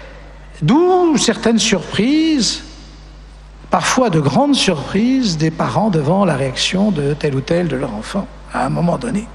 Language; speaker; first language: French; native; French